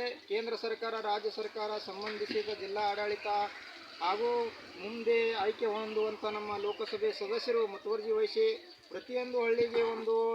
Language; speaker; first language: Kannada; native; Kannada